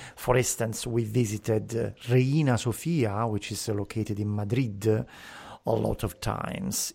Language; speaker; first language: English; non-native, fluent; Italian